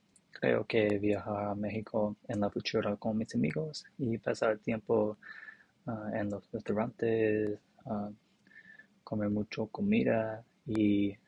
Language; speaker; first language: Spanish; non-native, learner; English